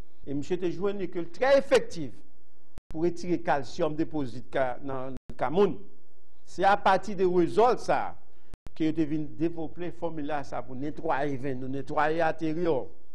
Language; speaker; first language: French; native; French